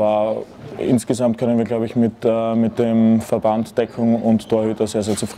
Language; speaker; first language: German; native; German